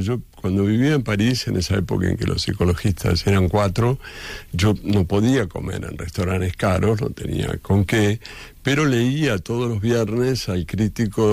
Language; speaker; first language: Spanish; native; Spanish